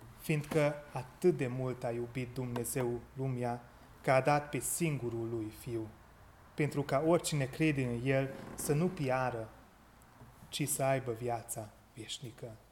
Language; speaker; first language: Romanian; non-native, local second language; Hungarian